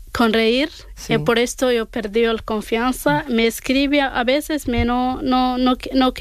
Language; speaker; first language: Spanish; non-native, learner; Arabic